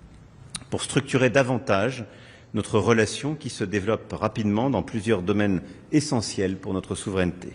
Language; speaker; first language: French; native; French